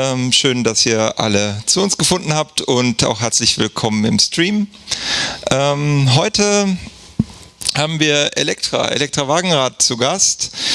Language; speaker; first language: German; native; German